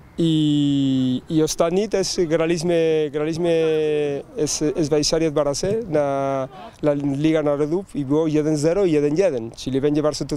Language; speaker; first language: Polish; non-native, learner; Spanish